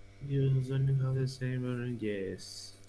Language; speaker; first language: English; non-native, learner; Spanish